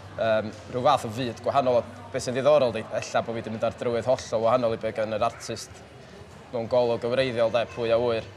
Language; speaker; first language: Welsh; native; Welsh